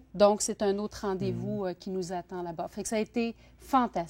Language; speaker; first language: French; native; French